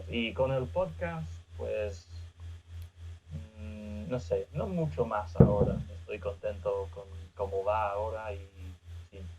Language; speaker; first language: Spanish; non-native, fluent; English